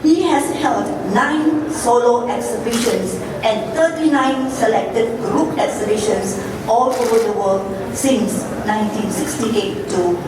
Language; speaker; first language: English; non-native, local second language; Malay